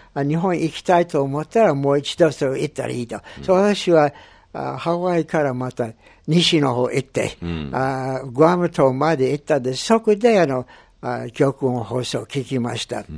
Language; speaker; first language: Japanese; non-native, fluent; English